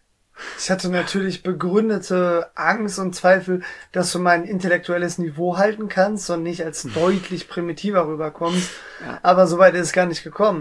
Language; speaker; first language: German; native; German